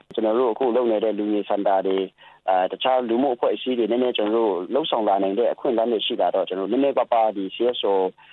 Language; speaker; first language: Burmese; non-native, local second language; Kachin